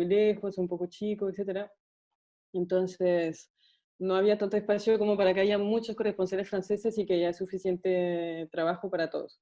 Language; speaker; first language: Spanish; non-native, fluent; French